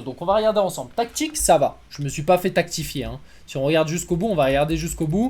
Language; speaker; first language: French; native; French